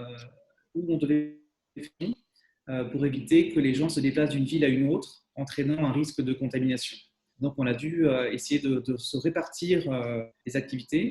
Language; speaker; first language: French; native; French